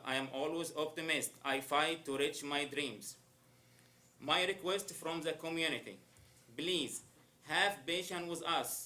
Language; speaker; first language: English; non-native, learner; Arabic